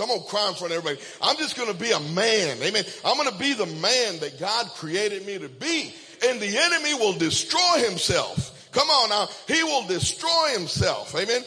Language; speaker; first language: English; early bilingual, other home language; Spanish